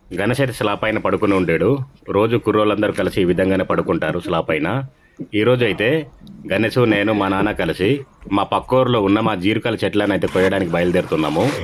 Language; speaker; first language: Telugu; non-native, local second language; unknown